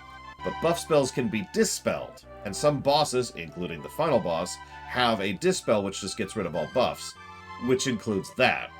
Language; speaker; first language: English; native; English